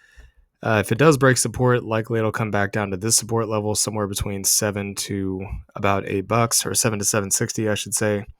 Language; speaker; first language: English; native; English